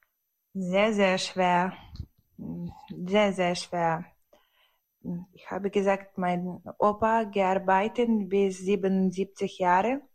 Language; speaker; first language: German; non-native, learner; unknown